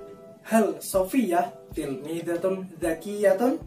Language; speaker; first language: Arabic; non-native, fluent; Indonesian